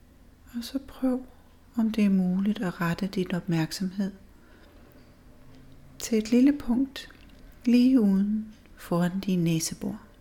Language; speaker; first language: Danish; native; Danish